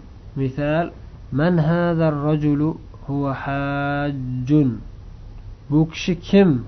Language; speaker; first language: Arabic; non-native, fluent; Uzbek